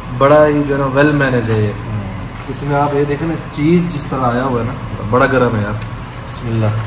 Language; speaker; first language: Urdu; native; Urdu